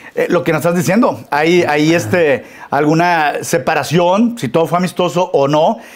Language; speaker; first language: Spanish; native; Spanish